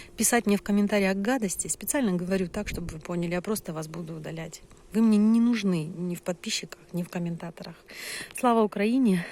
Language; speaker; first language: Ukrainian; non-native, local second language; Russian